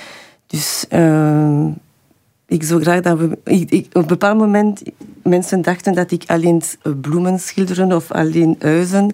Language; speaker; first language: Dutch; non-native, local second language; French